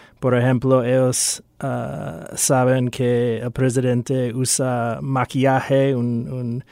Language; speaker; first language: Spanish; non-native, fluent; English